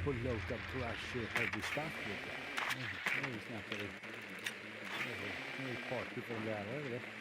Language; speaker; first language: Swedish; native; Swedish